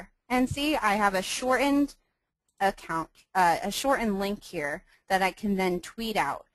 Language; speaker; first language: English; native; English